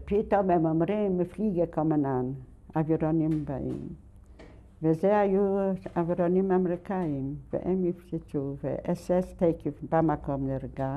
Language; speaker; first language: Hebrew; non-native, fluent; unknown